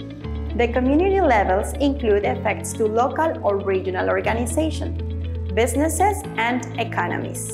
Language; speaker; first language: English; non-native, fluent; Spanish